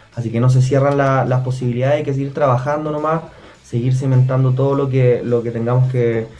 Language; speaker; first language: Spanish; native; Spanish